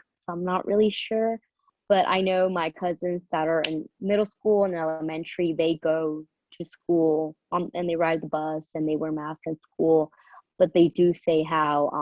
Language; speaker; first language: English; early bilingual, other home language; Spanish